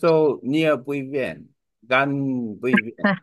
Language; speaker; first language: English; non-native, learner; Korean